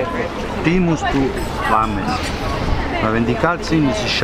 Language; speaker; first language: German; non-native, fluent; Italian